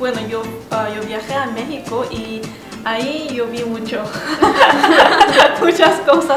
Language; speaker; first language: Spanish; non-native, fluent; Korean